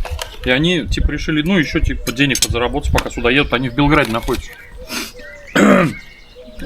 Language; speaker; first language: Russian; native; Russian